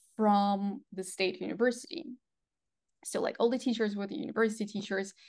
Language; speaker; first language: English; non-native, fluent; Russian